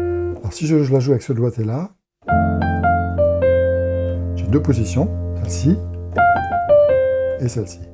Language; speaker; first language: French; native; French